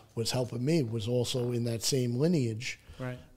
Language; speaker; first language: English; native; English